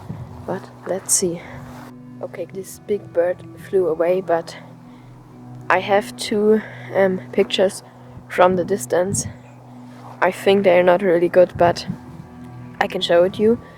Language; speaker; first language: English; non-native, learner; German